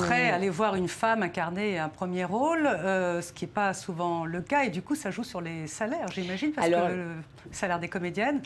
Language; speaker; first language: French; native; French